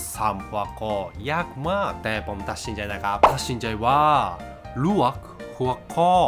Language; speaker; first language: Thai; non-native, learner; Japanese